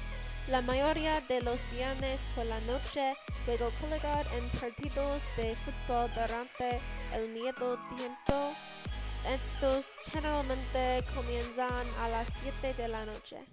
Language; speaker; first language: Spanish; non-native, learner; English